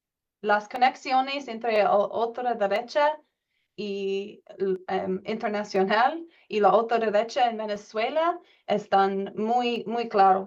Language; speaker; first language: Spanish; non-native, learner; English